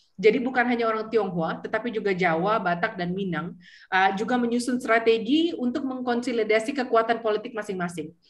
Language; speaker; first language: Indonesian; early bilingual, heritage; Indonesian